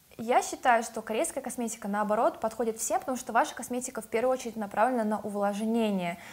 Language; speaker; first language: Russian; native; Russian